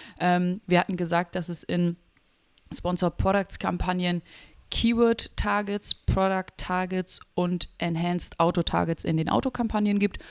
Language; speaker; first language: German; native; German